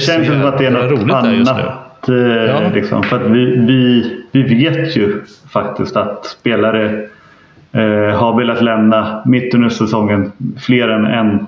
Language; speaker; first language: Swedish; native; Swedish